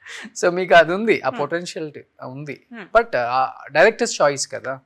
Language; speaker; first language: Telugu; native; Telugu